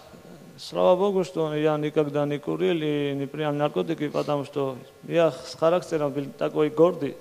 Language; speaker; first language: Russian; non-native, learner; Georgian